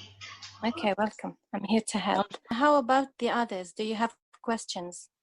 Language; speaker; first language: English; non-native, fluent; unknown